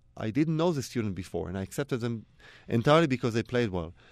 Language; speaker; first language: English; non-native, fluent; Hebrew